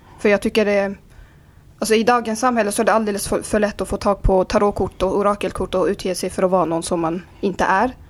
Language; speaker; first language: Swedish; early bilingual, other home language; Azerbaijani